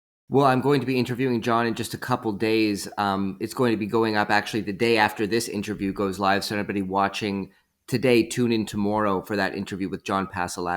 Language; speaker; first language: English; native; English